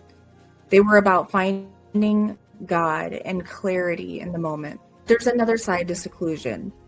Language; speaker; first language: English; native; English